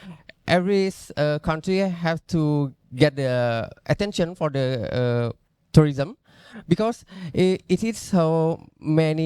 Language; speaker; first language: English; non-native, learner; Indonesian